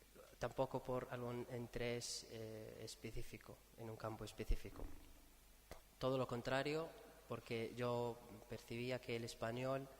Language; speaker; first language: Spanish; non-native, fluent; Arabic